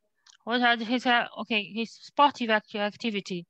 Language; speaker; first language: English; non-native, learner; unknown